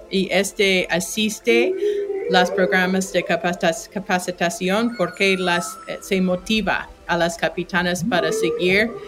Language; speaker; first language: Spanish; non-native, fluent; English